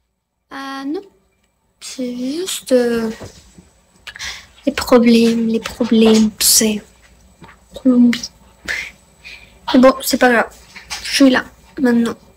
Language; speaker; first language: French; non-native, learner; Spanish